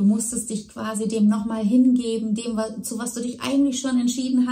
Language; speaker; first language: German; native; German